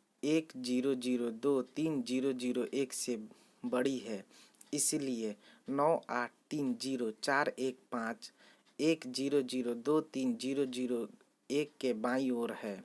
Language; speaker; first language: Hindi; native; Hindi